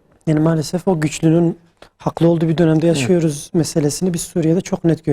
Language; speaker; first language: Turkish; native; Turkish